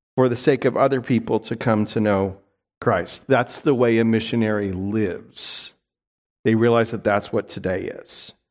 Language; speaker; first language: English; native; English